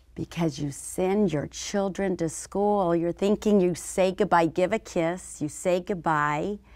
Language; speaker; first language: English; native; English